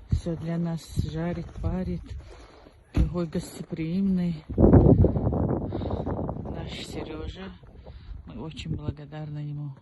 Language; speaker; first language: Russian; non-native, local second language; Chechen